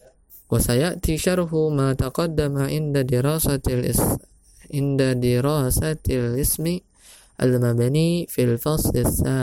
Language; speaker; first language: Arabic; non-native, fluent; Indonesian